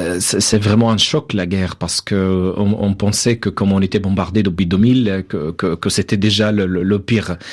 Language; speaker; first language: French; non-native, fluent; Arabic